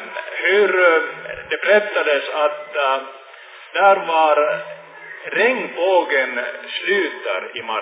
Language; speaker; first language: Swedish; non-native, fluent; Finnish